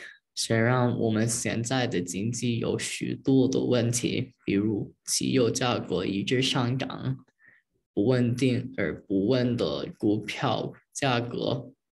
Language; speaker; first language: Chinese; early bilingual, heritage; Chinese